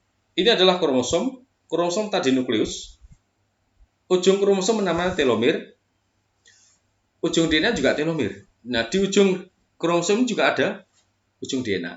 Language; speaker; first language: Indonesian; native; Indonesian